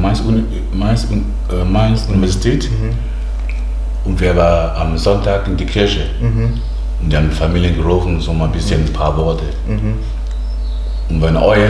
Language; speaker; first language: German; non-native, learner; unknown